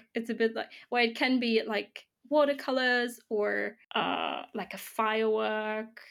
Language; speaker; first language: English; non-native, fluent; German